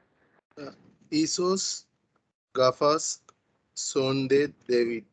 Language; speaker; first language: Spanish; non-native, learner; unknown